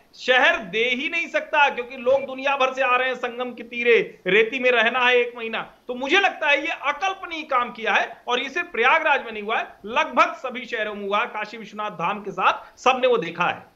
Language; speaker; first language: Hindi; native; Hindi